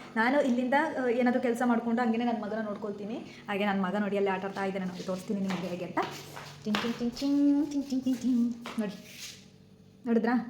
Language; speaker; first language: Kannada; native; Kannada